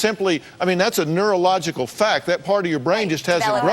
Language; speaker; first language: English; native; English